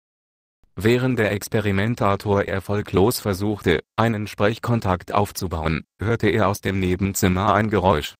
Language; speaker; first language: German; native; German